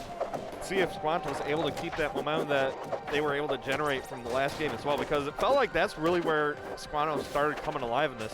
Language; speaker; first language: English; native; English